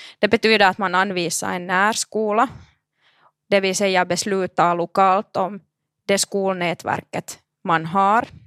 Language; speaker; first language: Swedish; native; Swedish